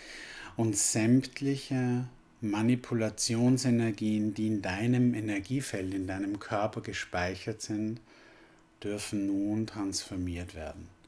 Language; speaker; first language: German; native; German